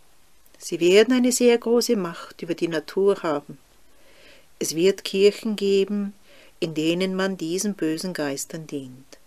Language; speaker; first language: German; native; German